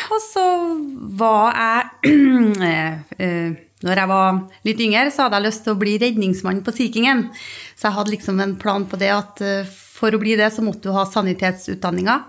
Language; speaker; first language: Norwegian; native; Norwegian